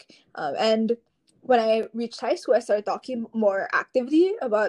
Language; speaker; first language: English; non-native, local second language; Filipino